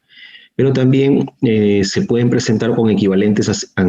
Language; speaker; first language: Spanish; native; Spanish